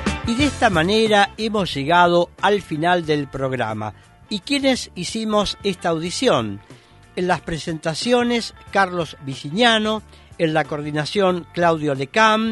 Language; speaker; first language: Spanish; native; Spanish